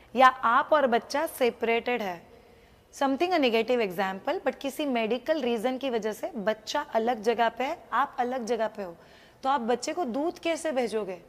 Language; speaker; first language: Hindi; non-native, local second language; Marathi